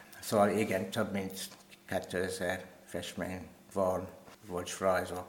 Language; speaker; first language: Hungarian; non-native, learner; English